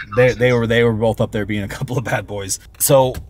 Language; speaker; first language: English; native; English